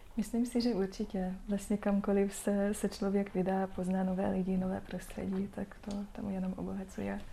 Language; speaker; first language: Czech; non-native, fluent; Hungarian